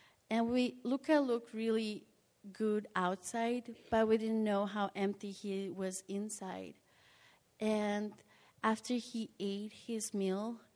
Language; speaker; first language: English; non-native, fluent; Romanian